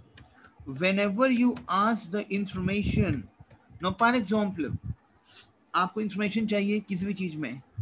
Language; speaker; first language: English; non-native, local second language; Hindi